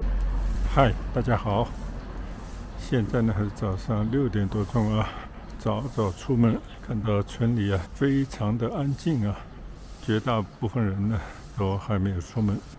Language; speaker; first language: Chinese; native; Chinese